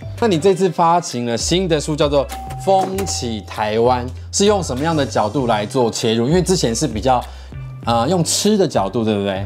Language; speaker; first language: Chinese; native; Chinese